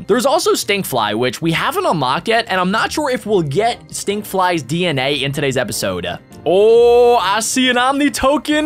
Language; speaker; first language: English; native; English